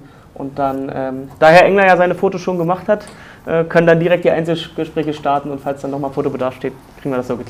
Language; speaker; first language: German; native; German